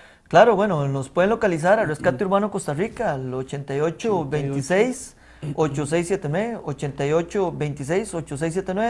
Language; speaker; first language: Spanish; native; Spanish